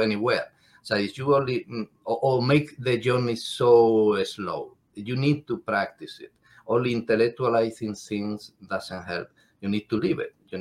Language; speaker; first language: English; non-native, fluent; Spanish